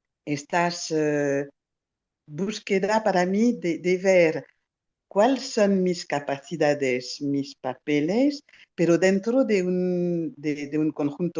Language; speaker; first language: Spanish; non-native, fluent; French